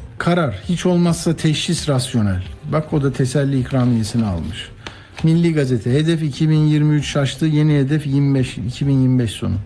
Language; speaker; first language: Turkish; native; Turkish